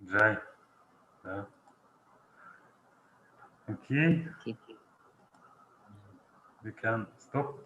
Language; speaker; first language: Russian; native; Russian